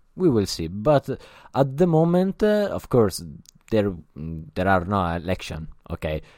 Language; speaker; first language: English; non-native, learner; Italian